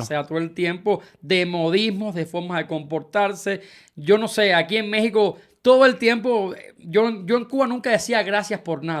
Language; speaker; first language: Spanish; native; Spanish